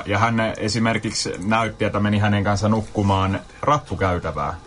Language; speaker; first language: Finnish; non-native, fluent; Kurdish